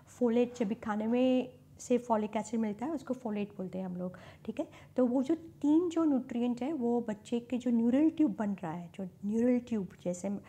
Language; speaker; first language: Hindi; non-native, local second language; Marathi